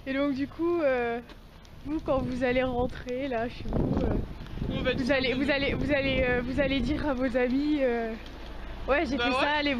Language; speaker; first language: French; native; French